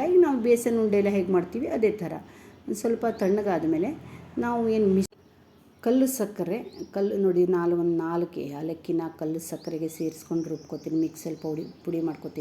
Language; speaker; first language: Kannada; native; Kannada